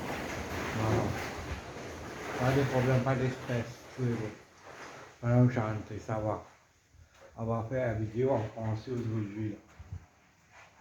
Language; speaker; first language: French; non-native, local second language; Morisyen